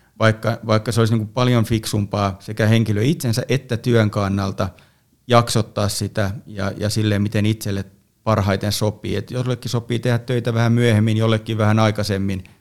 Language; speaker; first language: Finnish; native; Finnish